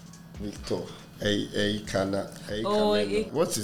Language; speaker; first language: English; non-native, local second language; Yoruba